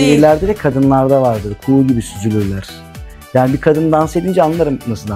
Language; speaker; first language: Turkish; native; Turkish